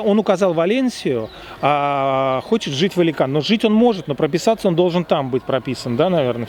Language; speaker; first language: Russian; native; Russian